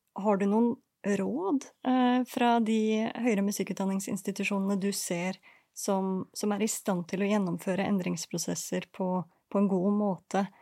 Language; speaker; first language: Norwegian; native; Norwegian